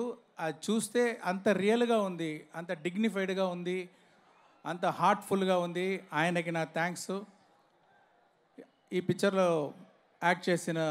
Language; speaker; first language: Telugu; non-native, local second language; Tamil